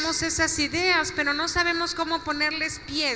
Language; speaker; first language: Spanish; native; Spanish